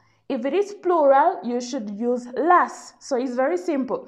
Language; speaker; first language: English; native; English